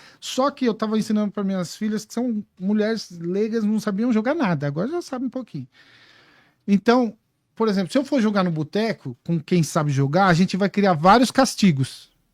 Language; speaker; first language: Portuguese; native; Portuguese